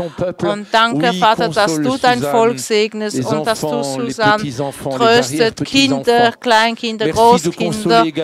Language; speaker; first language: German; non-native, fluent; French